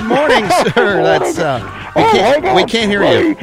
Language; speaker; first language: English; native; English